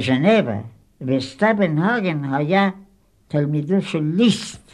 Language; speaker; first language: Hebrew; non-native, fluent; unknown